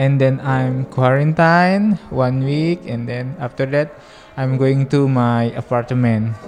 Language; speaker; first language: English; non-native, learner; Indonesian